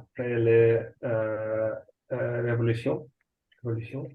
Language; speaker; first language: French; non-native, learner; Russian